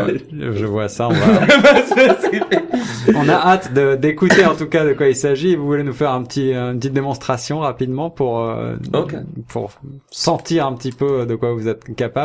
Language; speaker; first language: French; native; French